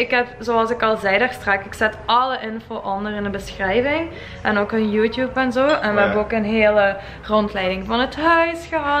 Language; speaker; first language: Dutch; native; Dutch